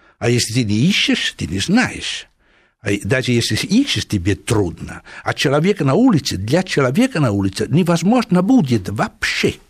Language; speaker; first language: Russian; non-native, fluent; Italian